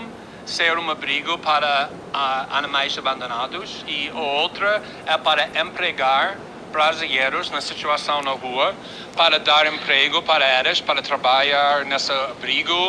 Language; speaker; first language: Portuguese; non-native, fluent; English